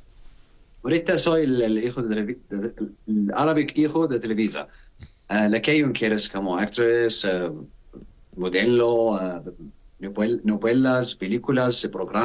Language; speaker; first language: Spanish; non-native, learner; Arabic